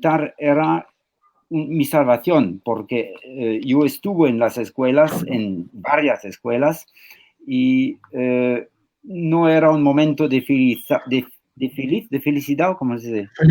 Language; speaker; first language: Spanish; non-native, fluent; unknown